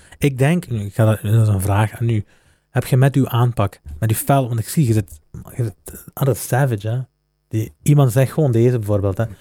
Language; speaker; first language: Dutch; native; Dutch